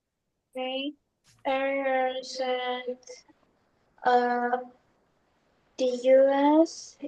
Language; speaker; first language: English; non-native, learner; Korean